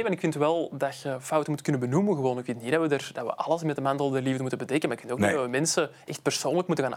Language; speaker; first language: Dutch; native; Dutch